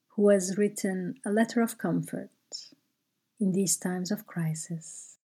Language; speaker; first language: English; non-native, fluent; Turkish